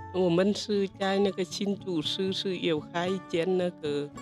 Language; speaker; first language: Chinese; non-native, learner; Vietnamese